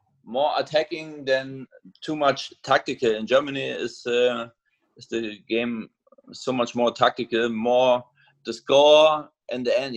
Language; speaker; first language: English; non-native, learner; German